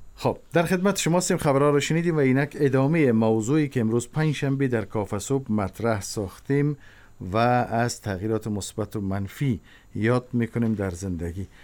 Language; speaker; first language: Persian; native; Persian